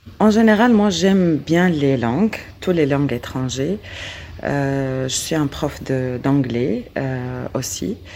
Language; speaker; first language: French; non-native, learner; Arabic